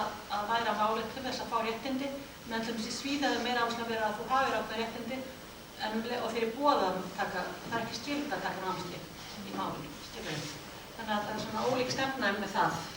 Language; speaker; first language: Icelandic; non-native, fluent; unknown